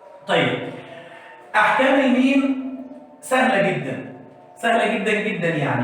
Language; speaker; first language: Arabic; native; Arabic